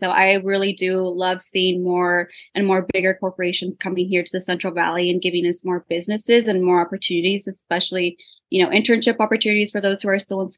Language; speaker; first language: English; early bilingual, other home language; Spanish